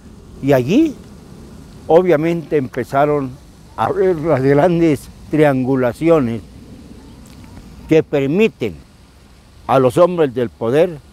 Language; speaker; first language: Spanish; native; Spanish